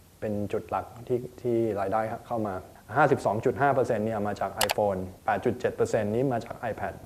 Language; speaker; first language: Thai; native; Thai